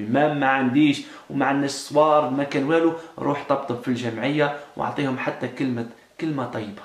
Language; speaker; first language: Arabic; native; Arabic